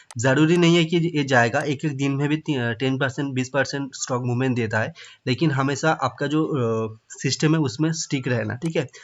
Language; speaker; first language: Hindi; non-native, local second language; Bangla